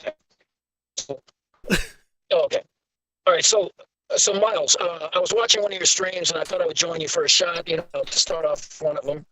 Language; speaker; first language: English; native; English